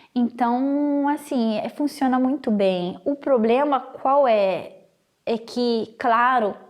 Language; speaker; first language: Portuguese; non-native, fluent; Italian